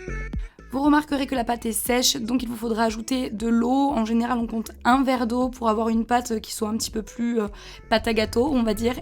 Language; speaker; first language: French; native; French